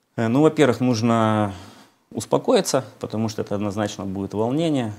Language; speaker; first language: Russian; native; Russian